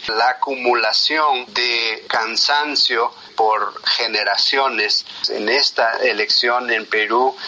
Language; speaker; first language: Spanish; non-native, local second language; Quechua